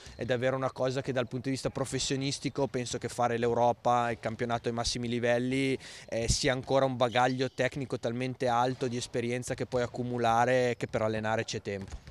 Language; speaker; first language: Italian; native; Italian